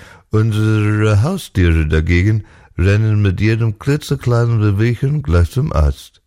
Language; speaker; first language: German; native; German